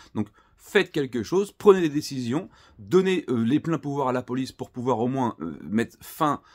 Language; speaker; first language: French; native; French